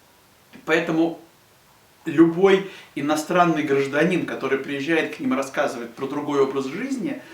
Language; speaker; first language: Russian; native; Russian